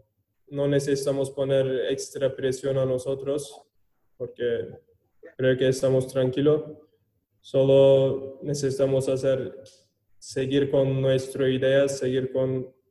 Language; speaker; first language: Spanish; non-native, learner; Turkish